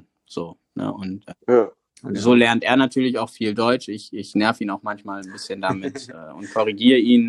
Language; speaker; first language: German; native; German